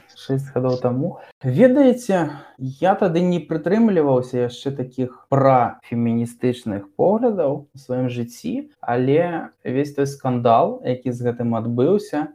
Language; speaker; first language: Belarusian; native; Belarusian